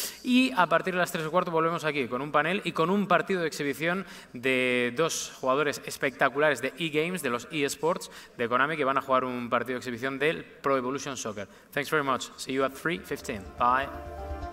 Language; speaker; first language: Spanish; native; Spanish